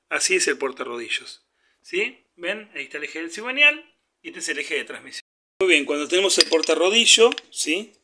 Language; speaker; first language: Spanish; native; Spanish